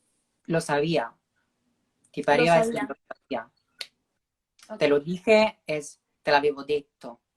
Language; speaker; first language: Spanish; non-native, fluent; Italian